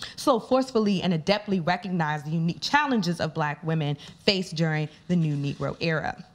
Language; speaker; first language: English; native; English